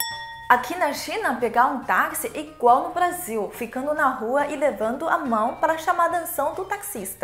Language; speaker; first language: Portuguese; non-native, fluent; Chinese